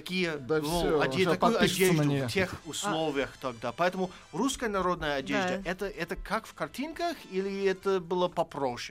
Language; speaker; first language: Russian; non-native, fluent; English